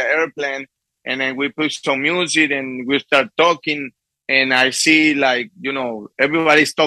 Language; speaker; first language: English; non-native, fluent; Spanish